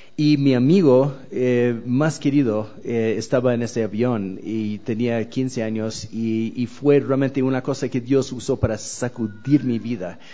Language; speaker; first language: Spanish; non-native, fluent; English